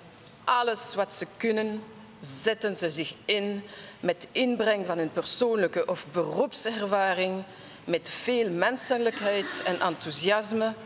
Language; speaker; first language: Dutch; non-native, local second language; French